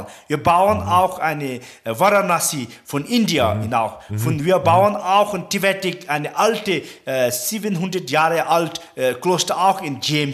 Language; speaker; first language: German; non-native, learner; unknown